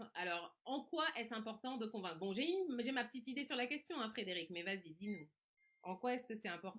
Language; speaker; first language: French; native; French